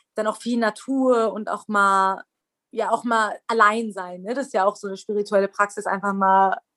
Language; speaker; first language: German; early bilingual, other home language; Persian